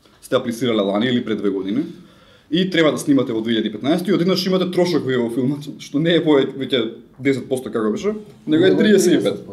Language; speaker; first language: Macedonian; native; Macedonian